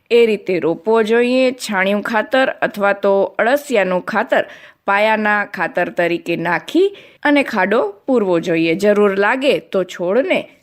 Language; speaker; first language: Gujarati; non-native, local second language; Kachhi